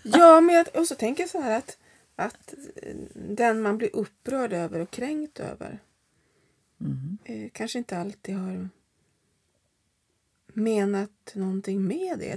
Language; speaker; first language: Swedish; native; Swedish